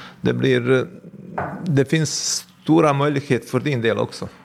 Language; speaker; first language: Swedish; non-native, fluent; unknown